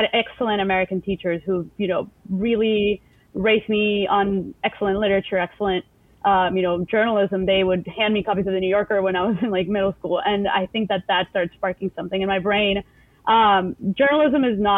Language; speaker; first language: English; non-native, fluent; Spanish